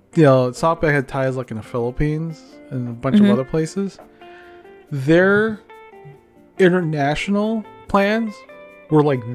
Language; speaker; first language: English; native; English